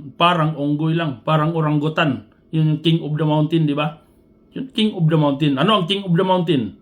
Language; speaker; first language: Filipino; non-native, local second language; Cebuano